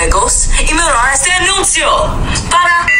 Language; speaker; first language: Spanish; non-native, learner; English